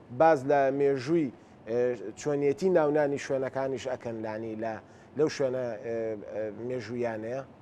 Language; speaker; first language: Central Kurdish; native; Central Kurdish